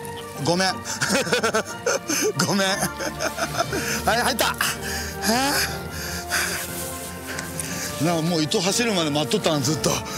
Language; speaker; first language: Japanese; native; Japanese